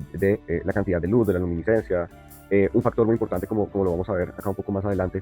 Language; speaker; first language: Spanish; native; Spanish